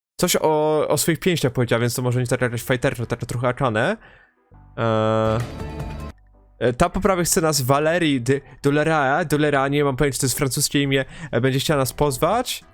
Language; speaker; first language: Polish; native; Polish